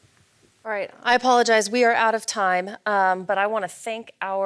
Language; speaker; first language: English; native; English